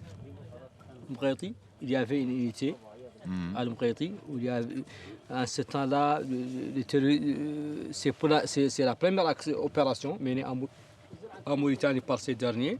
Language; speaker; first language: French; non-native, local second language; Arabic